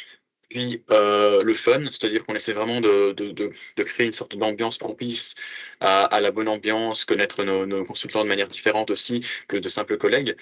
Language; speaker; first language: French; native; French